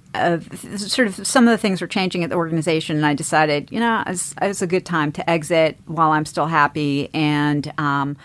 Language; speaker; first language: English; native; English